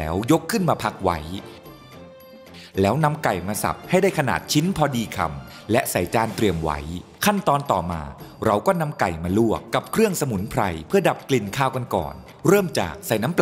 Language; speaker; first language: Thai; native; Thai